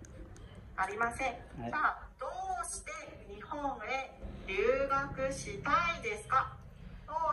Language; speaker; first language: Japanese; non-native, learner; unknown